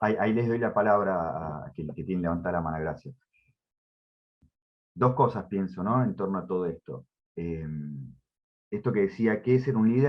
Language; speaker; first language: Spanish; native; Spanish